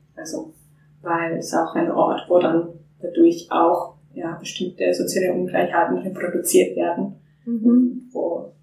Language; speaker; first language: German; non-native, fluent; Finnish